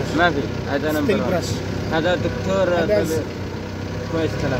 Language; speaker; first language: Arabic; non-native, learner; Filipino